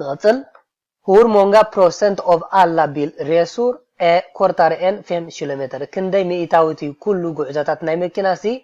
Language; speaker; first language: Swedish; non-native, fluent; Tigrinya